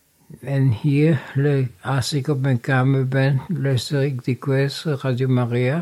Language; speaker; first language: Dutch; non-native, fluent; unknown